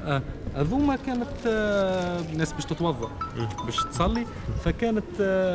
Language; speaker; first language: Arabic; native; Arabic